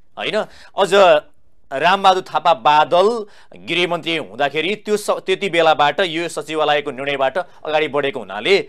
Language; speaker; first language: Nepali; native; Nepali